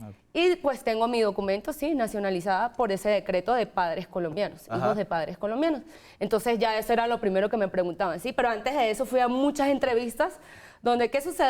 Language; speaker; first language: Spanish; native; Spanish